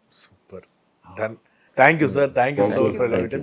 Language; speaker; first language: Tamil; native; Tamil